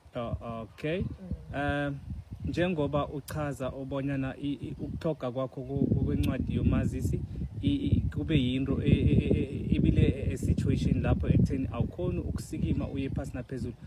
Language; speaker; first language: Zulu; non-native, local second language; South Ndebele